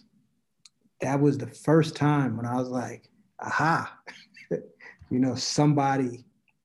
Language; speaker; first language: English; native; English